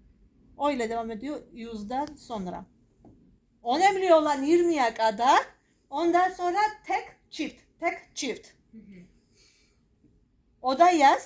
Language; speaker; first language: Turkish; non-native, fluent; Georgian